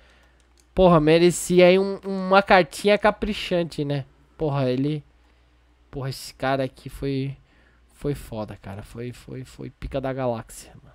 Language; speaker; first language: Portuguese; native; Portuguese